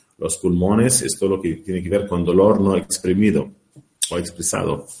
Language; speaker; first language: Spanish; non-native, learner; Arabic